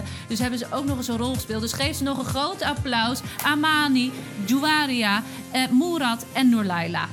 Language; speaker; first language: Dutch; native; Dutch